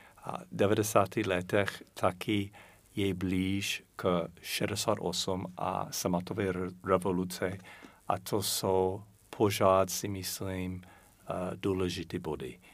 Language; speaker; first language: Czech; non-native, fluent; English